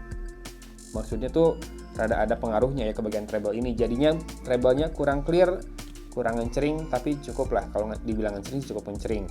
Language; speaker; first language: Indonesian; native; Indonesian